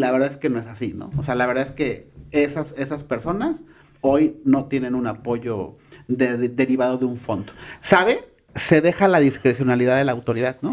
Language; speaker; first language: Spanish; native; Spanish